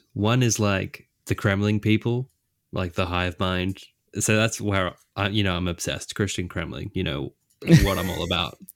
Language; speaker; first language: English; native; English